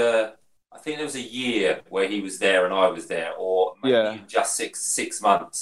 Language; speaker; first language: English; native; English